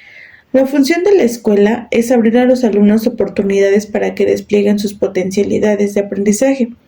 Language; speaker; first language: Spanish; native; Spanish